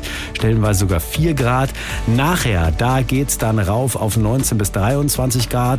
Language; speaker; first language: German; native; German